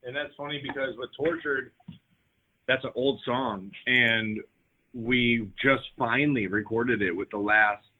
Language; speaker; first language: English; native; English